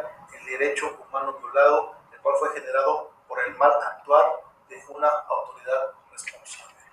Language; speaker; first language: Spanish; native; Spanish